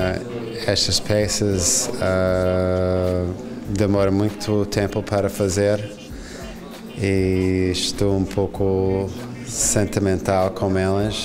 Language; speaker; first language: Portuguese; non-native, fluent; English